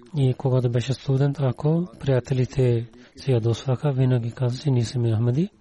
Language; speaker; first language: Bulgarian; non-native, learner; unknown